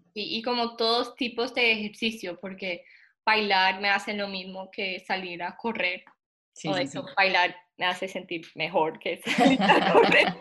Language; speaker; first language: Spanish; non-native, fluent; English